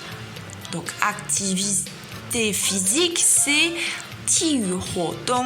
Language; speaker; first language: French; non-native, fluent; Chinese